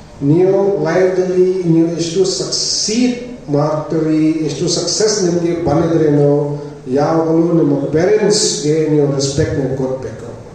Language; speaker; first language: Kannada; non-native, learner; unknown